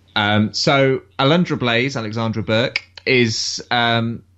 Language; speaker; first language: English; native; English